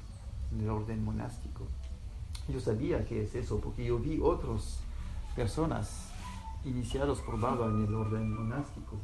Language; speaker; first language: Spanish; non-native, fluent; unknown